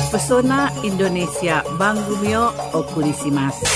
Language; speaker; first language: Japanese; non-native, learner; Indonesian